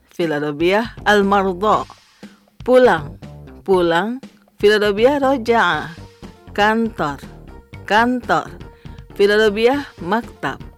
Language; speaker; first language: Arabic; non-native, fluent; Indonesian